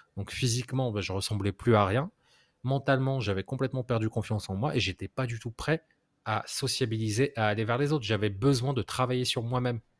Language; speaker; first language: French; non-native, local second language; Arabic